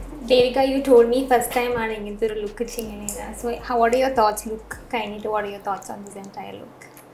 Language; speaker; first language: English; non-native, local second language; Malayalam